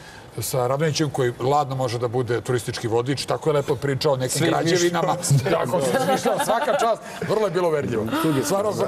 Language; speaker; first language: Serbian; native; Serbian